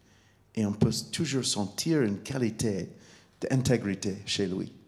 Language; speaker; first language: French; non-native, fluent; English